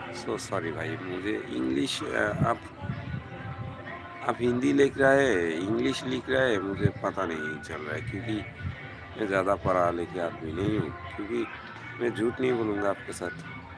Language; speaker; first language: Hindi; non-native, fluent; Bangla